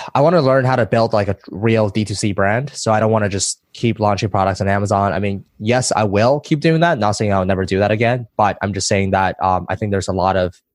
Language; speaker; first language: English; early bilingual, other home language; Chinese